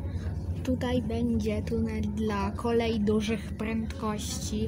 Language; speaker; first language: Polish; native; Polish